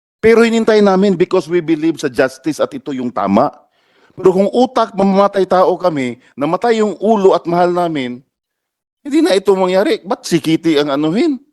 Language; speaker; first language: Filipino; non-native, local second language; Cebuano